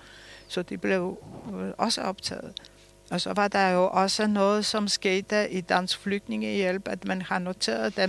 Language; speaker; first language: Danish; early bilingual, other home language; Polish